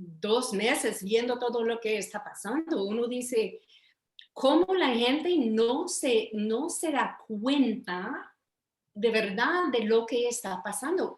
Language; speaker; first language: Spanish; early bilingual, heritage; Spanish